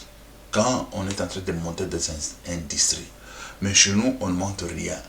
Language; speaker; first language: French; non-native, local second language; Lingala